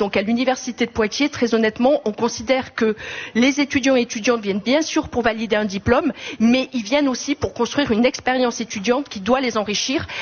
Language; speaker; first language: French; native; French